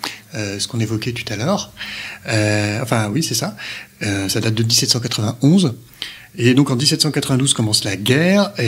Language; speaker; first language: French; native; French